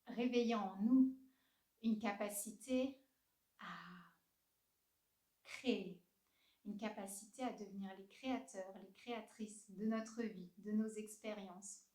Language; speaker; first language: French; native; French